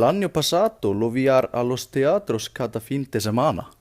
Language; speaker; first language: Spanish; non-native, learner; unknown